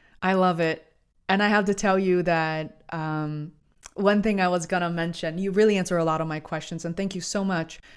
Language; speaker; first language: English; non-native, fluent; Chinese